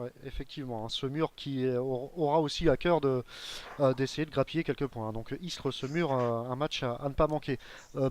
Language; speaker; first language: French; native; French